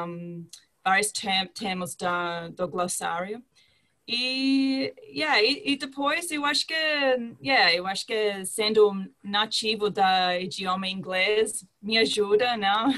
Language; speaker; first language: Portuguese; non-native, fluent; English